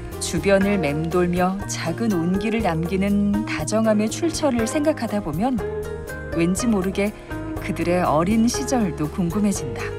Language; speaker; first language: Korean; native; Korean